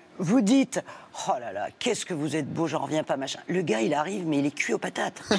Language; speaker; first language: French; early bilingual, other home language; Spanish